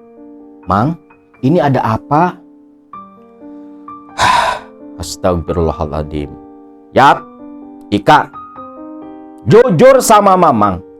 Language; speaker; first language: Indonesian; non-native, local second language; Sundanese